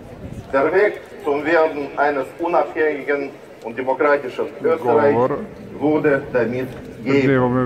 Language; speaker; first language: German; non-native, fluent; Russian